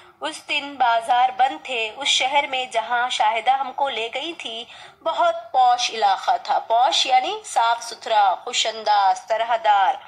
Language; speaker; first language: Urdu; native; Urdu